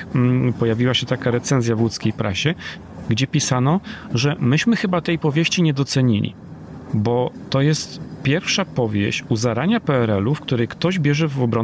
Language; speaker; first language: Polish; native; Polish